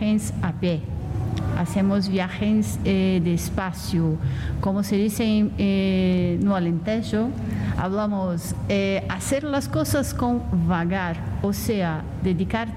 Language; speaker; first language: Spanish; non-native, learner; Portuguese